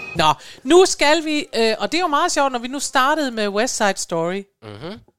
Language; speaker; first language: Danish; native; Danish